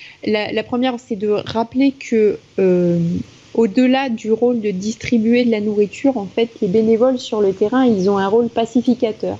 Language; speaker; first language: French; native; French